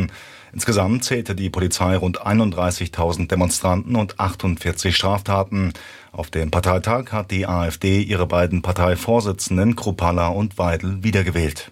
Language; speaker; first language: German; native; German